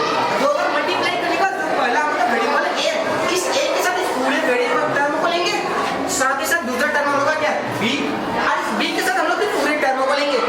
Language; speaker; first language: Hindi; native; Hindi